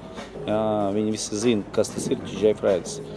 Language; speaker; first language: Latvian; non-native, local second language; Russian